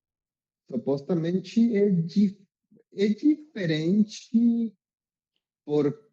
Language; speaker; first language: Portuguese; non-native, learner; Spanish